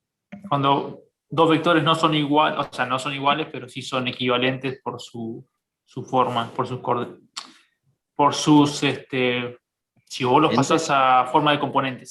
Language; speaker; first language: Spanish; native; Spanish